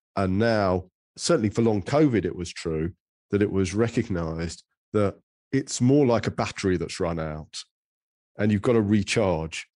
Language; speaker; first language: English; native; English